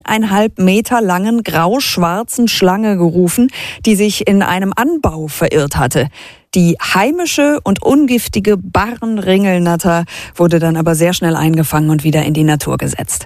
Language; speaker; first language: German; native; German